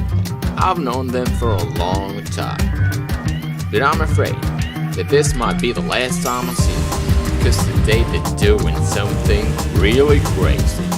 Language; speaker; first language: English; non-native, fluent; Arabic